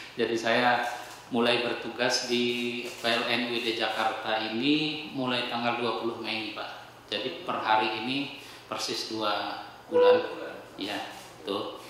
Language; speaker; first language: Indonesian; native; Indonesian